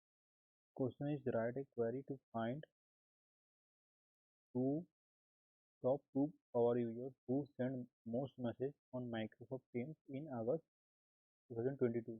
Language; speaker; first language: English; non-native, local second language; Hindi